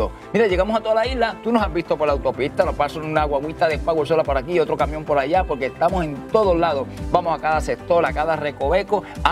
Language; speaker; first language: Spanish; native; Spanish